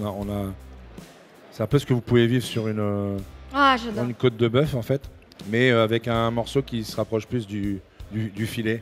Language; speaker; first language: French; native; French